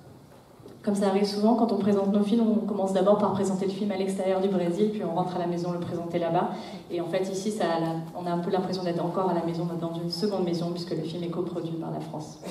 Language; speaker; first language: French; native; French